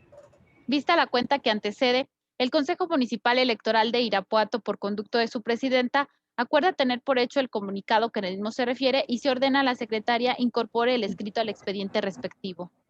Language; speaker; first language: Spanish; native; Spanish